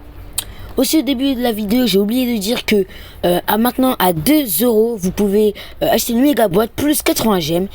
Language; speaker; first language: French; native; French